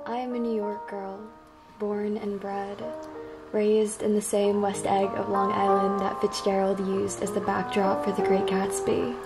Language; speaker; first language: English; native; English